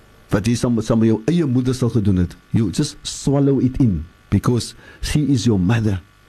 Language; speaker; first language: English; early bilingual, other home language; Afrikaans